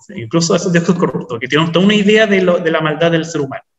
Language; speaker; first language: Spanish; native; Spanish